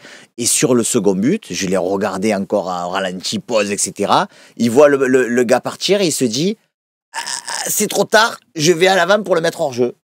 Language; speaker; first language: French; native; French